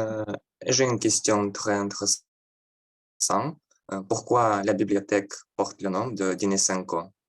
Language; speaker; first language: French; non-native, learner; Ukrainian